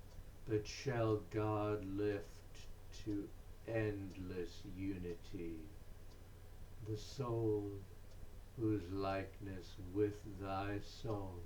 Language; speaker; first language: English; native; English